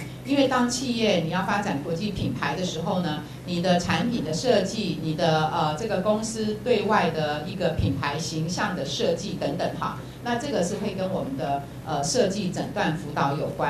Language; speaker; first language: Chinese; native; Chinese